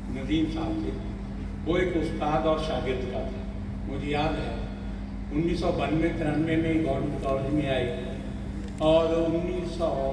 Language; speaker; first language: Urdu; non-native, local second language; Punjabi